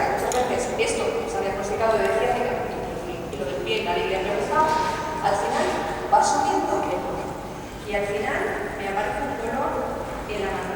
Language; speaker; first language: Spanish; native; Spanish